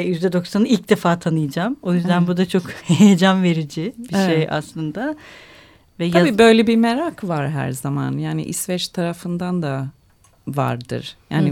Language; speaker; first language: Turkish; non-native, fluent; Swedish